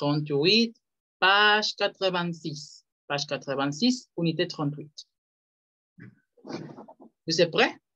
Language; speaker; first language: French; non-native, fluent; Spanish